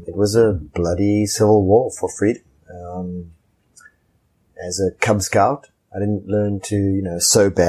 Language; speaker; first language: English; native; English